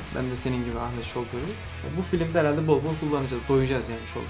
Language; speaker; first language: Turkish; native; Turkish